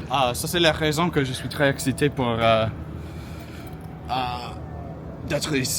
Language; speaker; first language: French; non-native, local second language; English